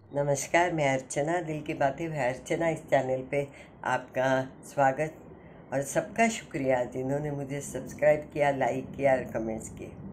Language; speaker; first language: Hindi; non-native, local second language; Marathi